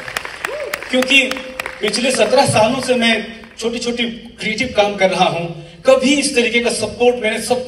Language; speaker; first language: Hindi; non-native, local second language; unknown